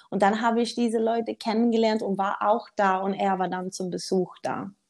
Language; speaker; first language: German; non-native, learner; Swedish